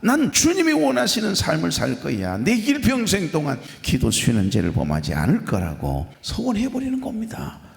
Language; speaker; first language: Korean; native; Korean